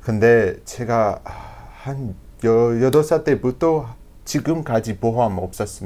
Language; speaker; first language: Korean; non-native, learner; English